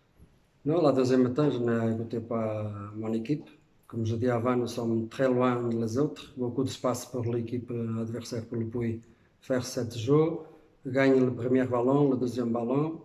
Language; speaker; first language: French; non-native, fluent; Portuguese